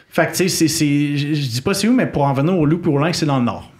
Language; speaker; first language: French; native; French